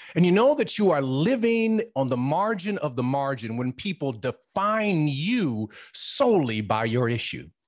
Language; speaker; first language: English; native; English